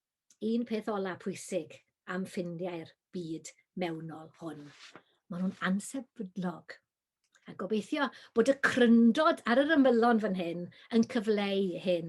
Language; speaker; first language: Welsh; native; Welsh